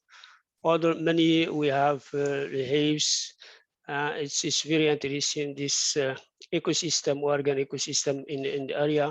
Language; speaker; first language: English; non-native, fluent; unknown